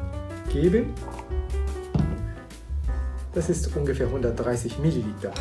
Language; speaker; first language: German; non-native, fluent; Japanese